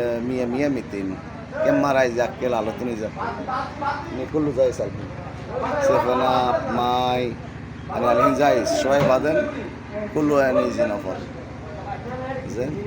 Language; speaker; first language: Arabic; non-native, learner; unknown